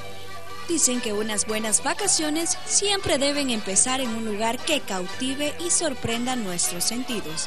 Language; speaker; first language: Spanish; native; Spanish